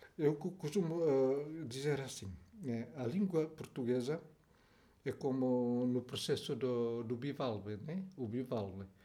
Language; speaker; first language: Portuguese; non-native, local second language; Tetum